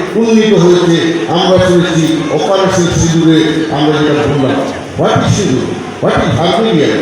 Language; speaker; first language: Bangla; non-native, local second language; Santali